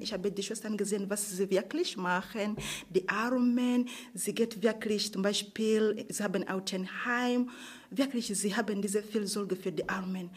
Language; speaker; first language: German; non-native, learner; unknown